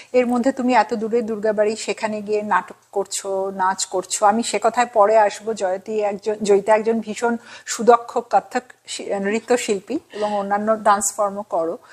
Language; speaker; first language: Bangla; native; Bangla